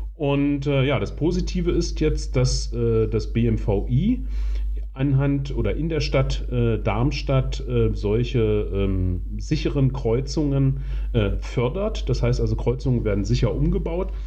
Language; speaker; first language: German; native; German